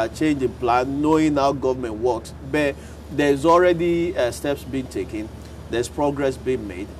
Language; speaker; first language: English; non-native, local second language; Yoruba